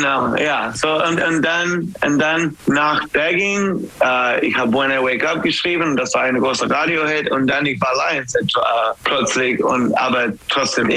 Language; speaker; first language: German; non-native, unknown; English